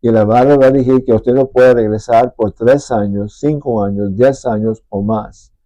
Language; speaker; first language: Spanish; early bilingual, heritage; Spanish